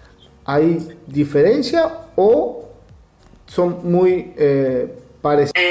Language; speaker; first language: Portuguese; non-native, learner; Spanish